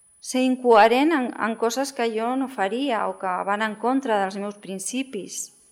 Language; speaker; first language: Catalan; non-native, local second language; Spanish